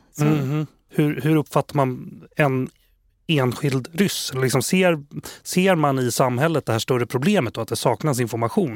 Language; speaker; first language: Swedish; native; Swedish